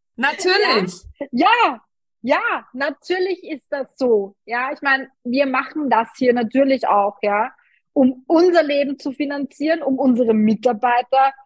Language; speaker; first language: German; native; German